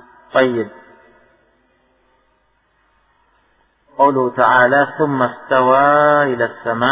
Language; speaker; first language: Arabic; non-native, fluent; Indonesian